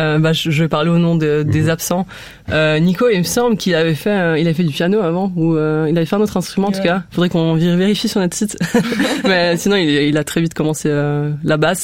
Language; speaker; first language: French; native; French